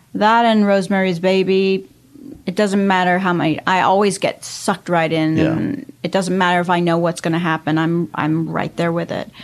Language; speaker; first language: English; native; English